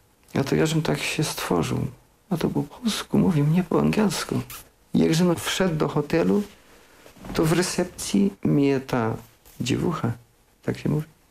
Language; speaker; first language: Polish; early bilingual, heritage; Polish